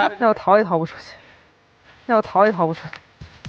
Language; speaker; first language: Chinese; native; Chinese